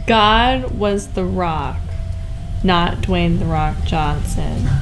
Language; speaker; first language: English; native; English